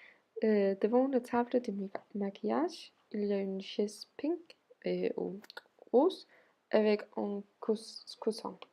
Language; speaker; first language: French; non-native, learner; Danish